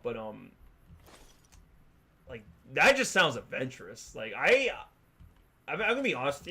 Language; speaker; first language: English; native; English